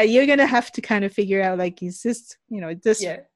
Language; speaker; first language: English; non-native, fluent; Japanese